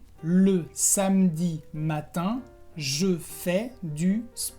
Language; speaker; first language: French; non-native, fluent; Spanish